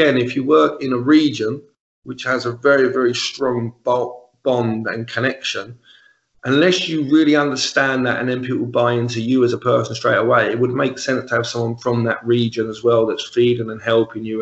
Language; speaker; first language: English; native; English